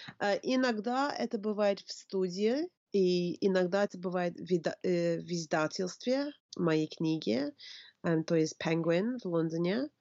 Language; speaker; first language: Russian; non-native, fluent; English